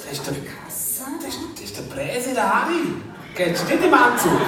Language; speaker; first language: German; native; German